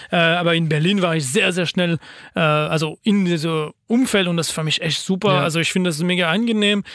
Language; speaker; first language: German; non-native, fluent; French